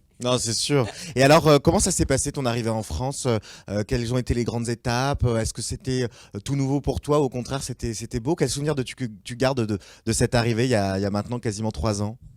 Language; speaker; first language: French; native; French